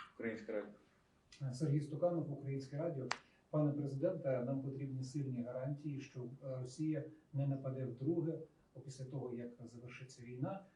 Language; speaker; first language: Ukrainian; native; Ukrainian